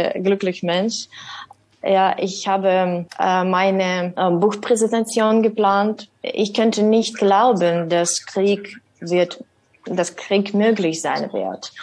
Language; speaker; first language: German; non-native, learner; Ukrainian